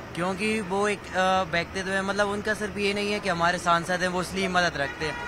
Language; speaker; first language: Hindi; native; Hindi